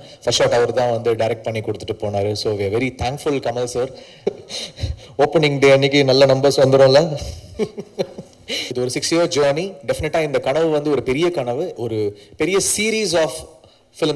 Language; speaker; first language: Tamil; native; Tamil